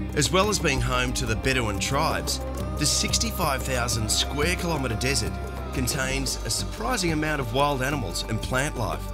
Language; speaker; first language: English; native; English